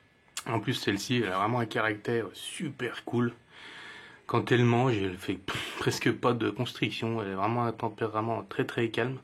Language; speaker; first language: French; native; French